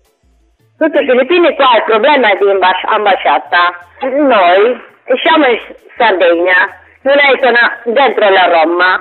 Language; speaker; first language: Italian; non-native, learner; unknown